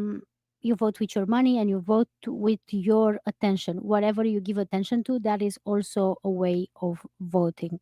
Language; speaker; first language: English; non-native, fluent; Romanian